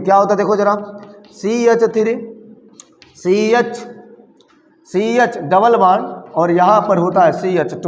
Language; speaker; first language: Hindi; native; Hindi